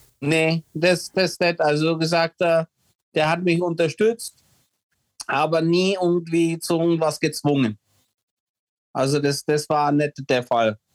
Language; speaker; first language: German; early bilingual, other home language; Czech